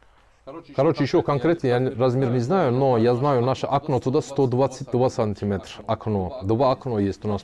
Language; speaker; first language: Russian; non-native, learner; Turkish